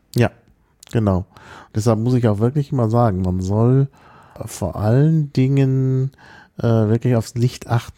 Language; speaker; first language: German; native; German